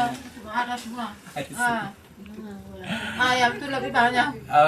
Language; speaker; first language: Indonesian; non-native, local second language; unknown